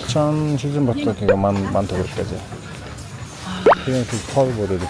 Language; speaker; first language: Korean; non-native, learner; Mongolian